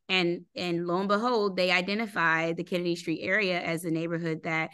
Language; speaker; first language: English; native; English